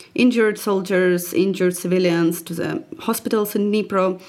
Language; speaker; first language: English; non-native, fluent; Ukrainian